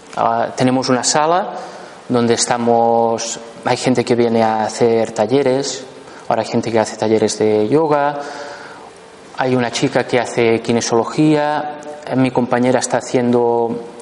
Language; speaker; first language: Spanish; native; Spanish